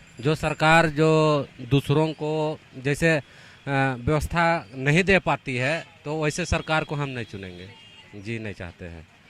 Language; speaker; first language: Hindi; native; Hindi